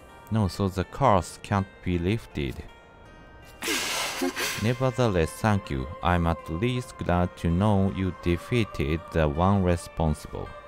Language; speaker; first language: English; non-native, learner; Japanese